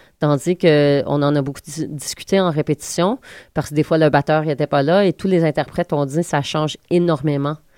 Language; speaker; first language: French; native; French